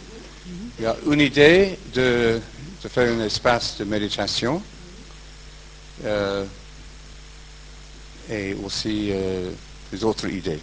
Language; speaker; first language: French; non-native, fluent; English